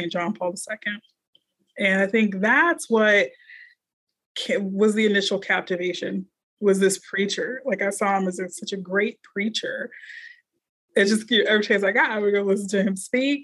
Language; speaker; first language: English; native; English